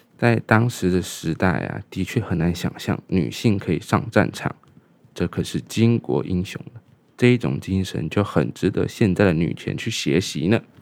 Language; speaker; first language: Chinese; native; Chinese